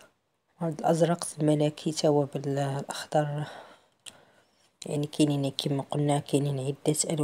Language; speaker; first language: Arabic; native; Arabic